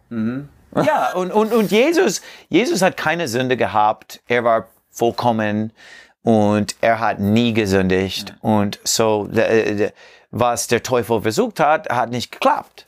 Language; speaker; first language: German; non-native, learner; English